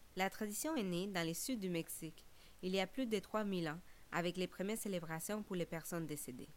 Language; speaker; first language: French; non-native, fluent; Spanish